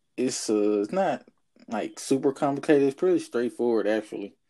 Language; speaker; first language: English; native; English